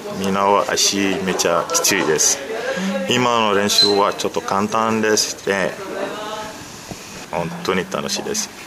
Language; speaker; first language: Japanese; non-native, learner; Bambara